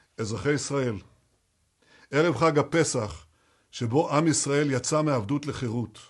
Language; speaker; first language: Hebrew; native; Hebrew